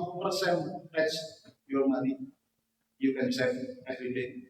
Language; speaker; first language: English; non-native, learner; Indonesian